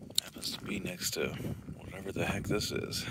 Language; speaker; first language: English; native; English